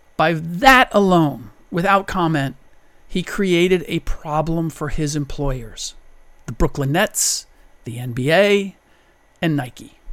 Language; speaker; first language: English; early bilingual, other home language; German